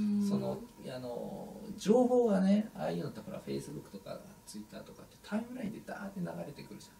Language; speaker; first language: Japanese; native; Japanese